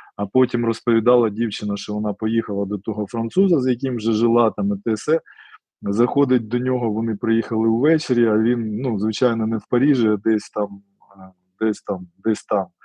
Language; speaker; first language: Ukrainian; non-native, local second language; Russian